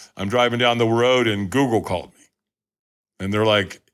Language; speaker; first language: English; native; English